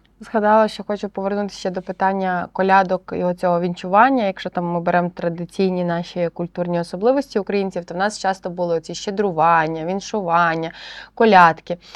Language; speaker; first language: Ukrainian; native; Ukrainian